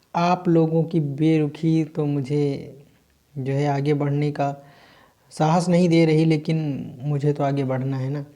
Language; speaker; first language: Hindi; native; Hindi